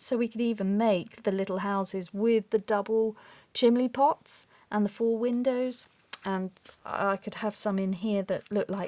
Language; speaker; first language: English; native; English